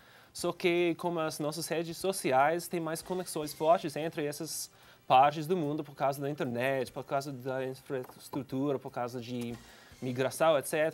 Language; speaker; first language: Portuguese; non-native, fluent; English